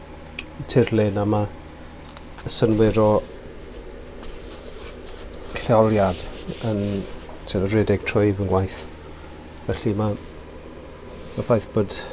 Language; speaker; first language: Welsh; non-native, local second language; English